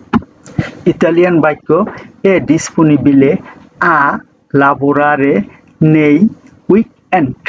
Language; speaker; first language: Italian; non-native, learner; Bangla